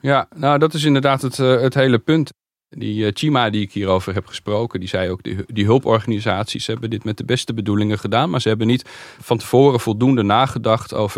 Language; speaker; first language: Dutch; native; Dutch